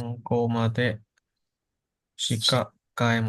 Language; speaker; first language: Japanese; non-native, learner; Indonesian